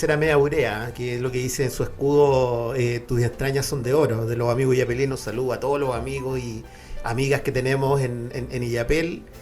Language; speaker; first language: Spanish; native; Spanish